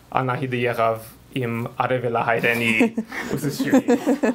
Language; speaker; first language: Armenian; early bilingual, heritage; Armenian